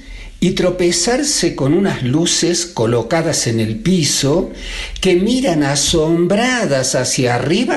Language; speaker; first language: Spanish; native; Spanish